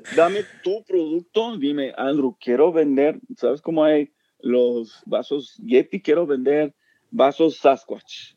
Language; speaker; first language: Spanish; non-native, fluent; English